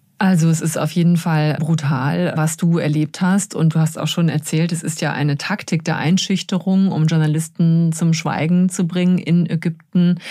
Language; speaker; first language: German; native; German